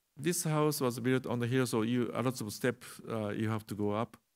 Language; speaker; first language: English; non-native, learner; Japanese